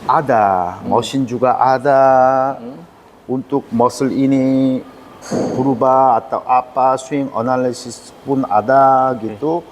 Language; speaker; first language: Indonesian; non-native, learner; Korean